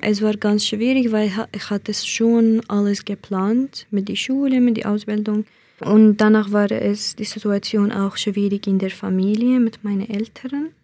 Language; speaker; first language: German; non-native, learner; Central Kurdish